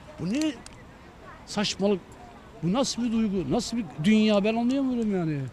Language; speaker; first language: Turkish; native; Turkish